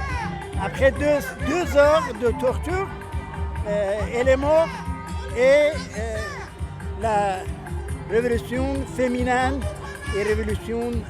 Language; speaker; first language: French; non-native, fluent; Persian